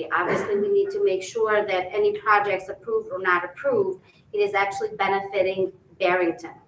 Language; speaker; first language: English; early bilingual, other home language; Albanian